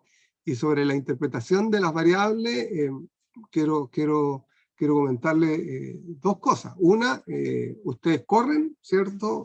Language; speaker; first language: Spanish; non-native, fluent; Portuguese